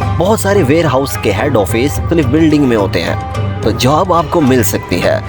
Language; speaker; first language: Urdu; non-native, local second language; Punjabi